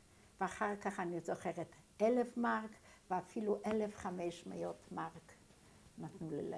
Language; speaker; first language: Hebrew; non-native, fluent; Yiddish